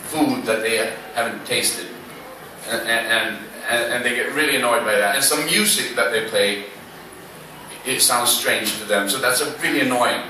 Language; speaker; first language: English; non-native, fluent; Swedish